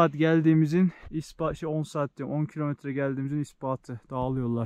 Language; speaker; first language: Turkish; native; Turkish